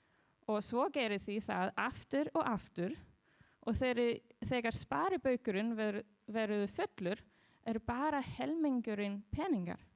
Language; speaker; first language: Icelandic; non-native, learner; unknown